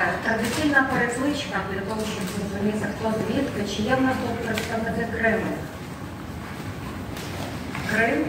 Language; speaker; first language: Ukrainian; native; Ukrainian